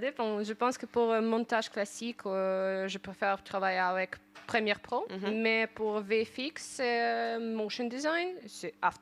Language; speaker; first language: French; non-native, learner; Ukrainian